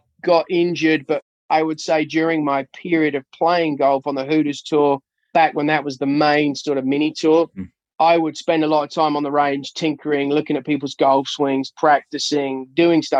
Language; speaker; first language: English; native; English